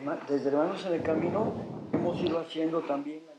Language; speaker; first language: Spanish; native; Spanish